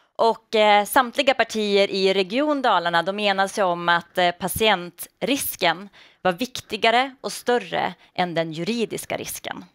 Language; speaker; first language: Swedish; native; Swedish